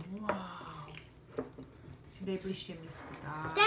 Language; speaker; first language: Slovak; native; Slovak